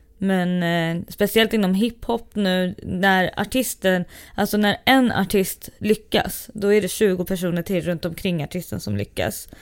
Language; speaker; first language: Swedish; early bilingual, other home language; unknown